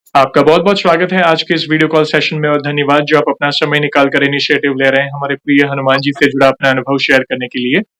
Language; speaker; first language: Hindi; native; Hindi